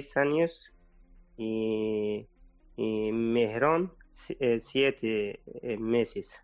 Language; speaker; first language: Spanish; non-native, learner; Persian